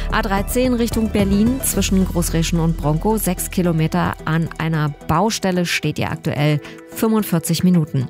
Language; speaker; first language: German; native; German